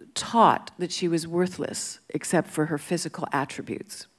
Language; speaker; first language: English; native; English